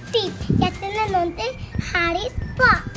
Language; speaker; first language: Spanish; early bilingual, heritage; Spanish